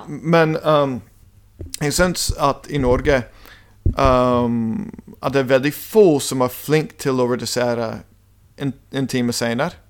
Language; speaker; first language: Norwegian; non-native, fluent; English